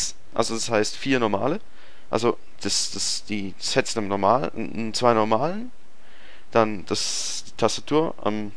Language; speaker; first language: German; native; German